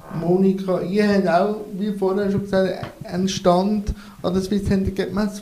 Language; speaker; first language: German; native; German